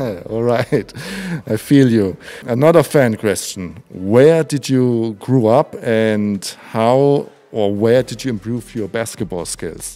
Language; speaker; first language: English; non-native, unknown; German